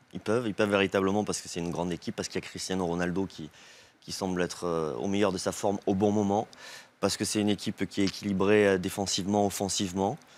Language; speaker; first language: French; native; French